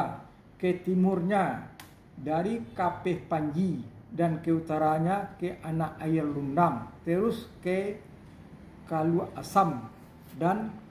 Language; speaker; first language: Indonesian; non-native, local second language; Minangkabau